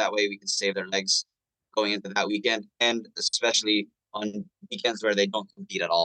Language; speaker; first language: English; non-native, local second language; Filipino